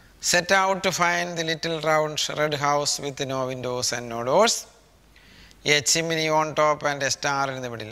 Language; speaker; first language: English; non-native, local second language; Malayalam